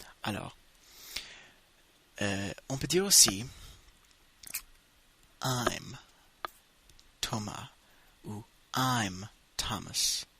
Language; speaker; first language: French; non-native, fluent; English